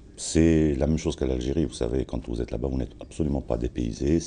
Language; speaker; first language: French; non-native, local second language; Arabic